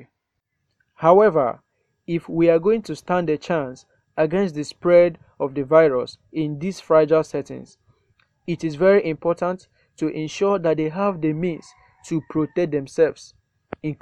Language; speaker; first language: English; non-native, local second language; Yoruba